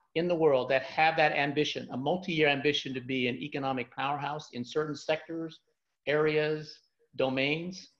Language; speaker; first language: English; native; English